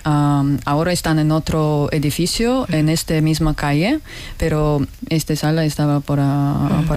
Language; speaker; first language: Spanish; non-native, learner; Russian